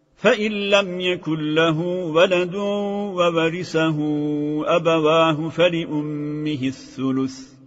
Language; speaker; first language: Arabic; non-native, fluent; Turkish